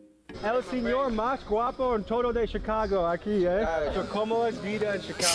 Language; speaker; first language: Spanish; non-native, learner; English